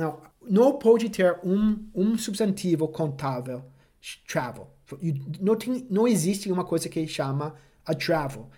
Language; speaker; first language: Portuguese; non-native, fluent; English